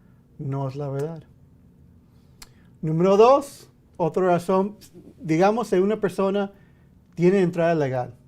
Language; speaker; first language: Spanish; early bilingual, heritage; English